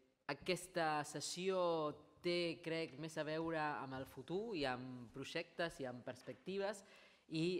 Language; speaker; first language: Catalan; non-native, fluent; Spanish